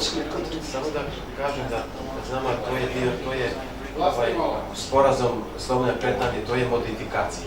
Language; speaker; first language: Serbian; non-native, local second language; Albanian